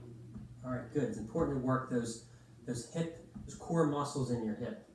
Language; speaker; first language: English; native; English